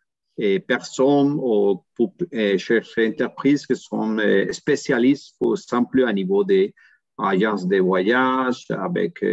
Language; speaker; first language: French; non-native, learner; Spanish